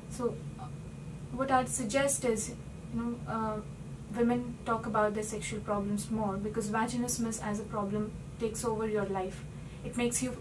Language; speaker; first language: English; non-native, local second language; Hindi